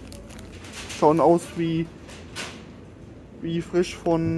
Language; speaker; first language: German; non-native, fluent; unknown